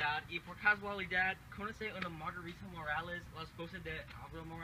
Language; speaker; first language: Spanish; non-native, learner; English